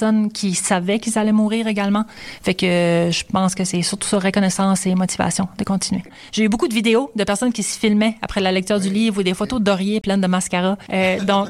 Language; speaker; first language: French; native; French